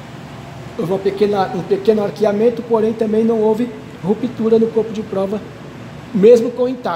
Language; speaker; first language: Portuguese; native; Portuguese